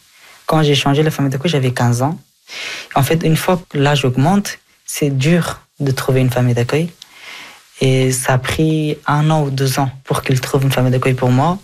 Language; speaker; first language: French; non-native, fluent; Persian